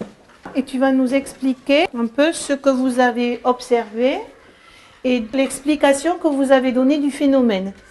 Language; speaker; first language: French; native; French